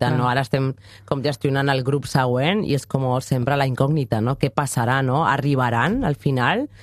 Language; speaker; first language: Catalan; non-native, fluent; Spanish